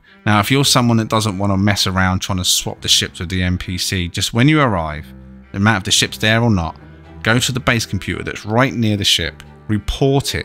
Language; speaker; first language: English; native; English